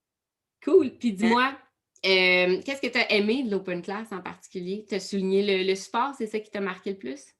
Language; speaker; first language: French; native; French